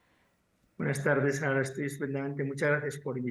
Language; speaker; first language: Spanish; native; Spanish